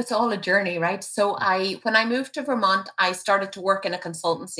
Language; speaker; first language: English; native; English